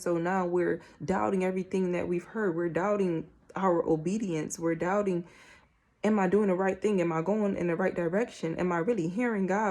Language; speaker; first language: English; native; English